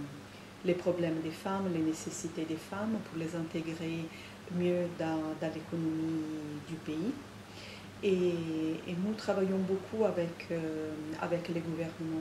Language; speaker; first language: French; non-native, fluent; Italian